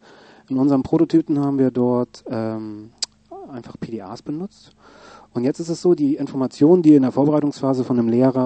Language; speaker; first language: German; native; German